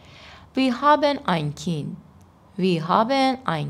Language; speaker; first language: German; non-native, fluent; Persian